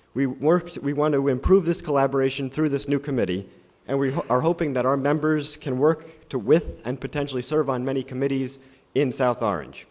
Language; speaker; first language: English; native; English